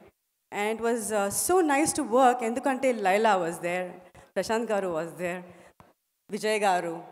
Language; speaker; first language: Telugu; non-native, local second language; Tamil